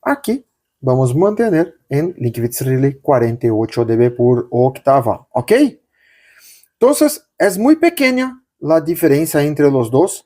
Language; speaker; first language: Spanish; non-native, local second language; Portuguese